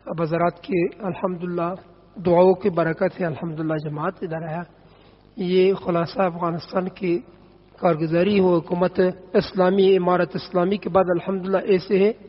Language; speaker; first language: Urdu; non-native, learner; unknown